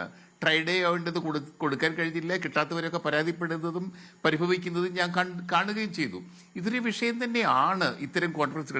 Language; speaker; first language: Malayalam; native; Malayalam